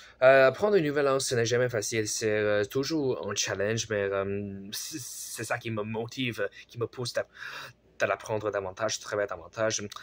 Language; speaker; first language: French; non-native, fluent; Chinese